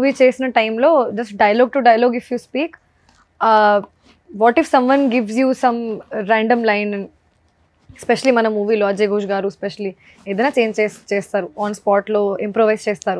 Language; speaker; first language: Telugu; non-native, local second language; Hindi